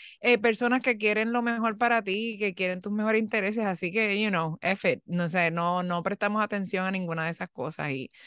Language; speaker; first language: Spanish; early bilingual, heritage; Spanish